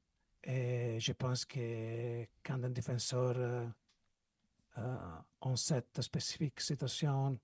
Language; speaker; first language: French; non-native, learner; Italian